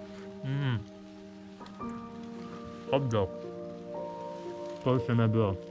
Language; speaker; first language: English; non-native, learner; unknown